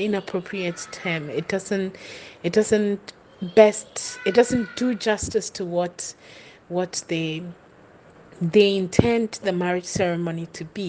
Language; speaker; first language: English; non-native, local second language; Ewe